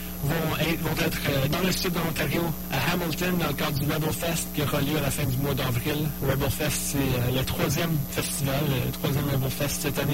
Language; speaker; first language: French; native; French